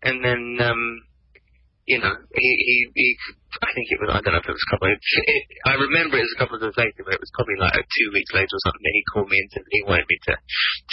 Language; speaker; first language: English; native; English